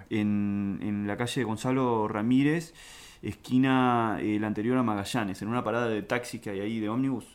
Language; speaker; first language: Spanish; early bilingual, other home language; French